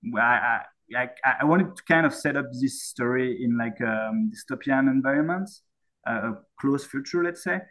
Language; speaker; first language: English; non-native, fluent; French